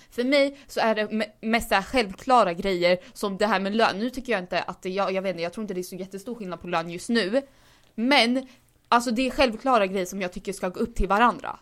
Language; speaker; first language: Swedish; early bilingual, other home language; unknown